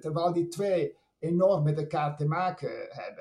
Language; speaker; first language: Dutch; non-native, fluent; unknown